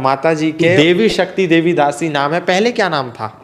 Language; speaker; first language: Hindi; native; Hindi